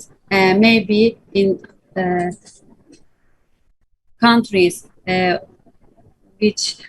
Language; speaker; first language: English; non-native, learner; Turkish